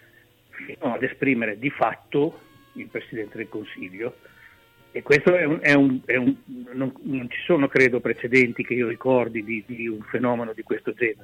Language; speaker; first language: Italian; native; Italian